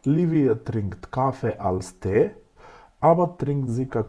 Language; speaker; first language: German; non-native, fluent; Macedonian